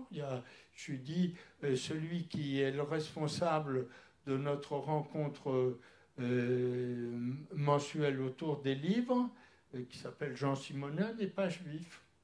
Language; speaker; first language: French; early bilingual, other home language; Yiddish